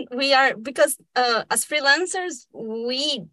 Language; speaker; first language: English; non-native, fluent; Spanish